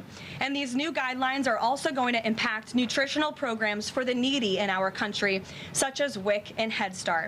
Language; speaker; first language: English; native; English